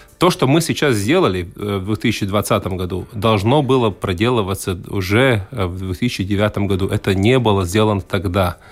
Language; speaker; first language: Russian; non-native, local second language; Latvian